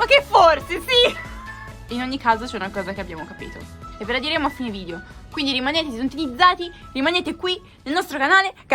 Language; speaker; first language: Italian; native; Italian